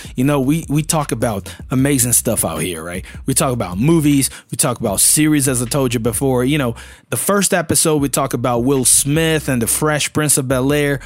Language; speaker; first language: English; non-native, fluent; Portuguese